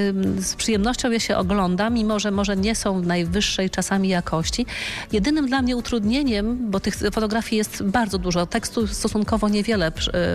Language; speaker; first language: Polish; native; Polish